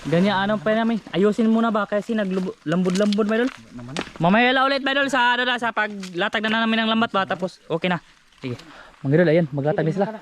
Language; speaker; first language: Filipino; non-native, local second language; Cebuano